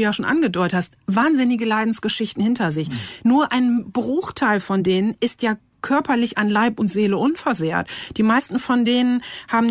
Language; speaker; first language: German; native; German